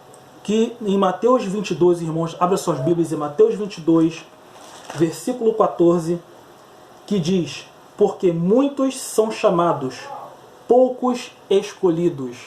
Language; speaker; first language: Portuguese; native; Portuguese